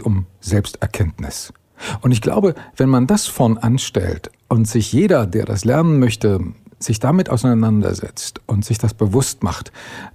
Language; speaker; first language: German; native; German